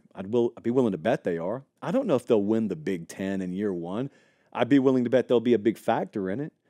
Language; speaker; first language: English; native; English